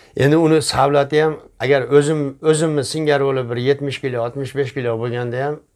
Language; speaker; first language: Uzbek; native; Uzbek